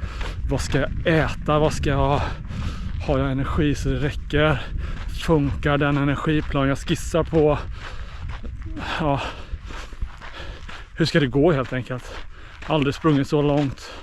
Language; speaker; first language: Swedish; native; Swedish